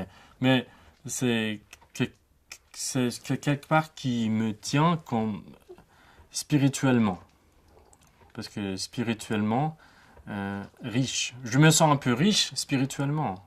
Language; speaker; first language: French; non-native, fluent; Uzbek